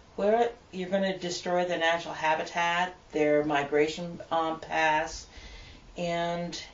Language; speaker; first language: English; native; English